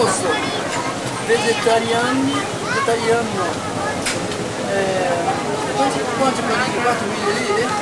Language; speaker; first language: Italian; non-native, learner; Portuguese